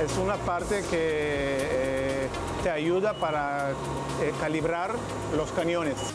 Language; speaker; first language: Spanish; non-native, learner; Hebrew